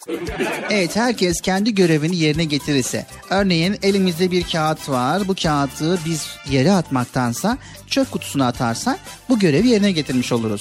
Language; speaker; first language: Turkish; native; Turkish